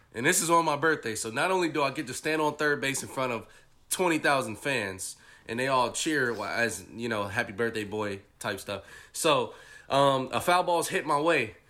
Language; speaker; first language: English; native; English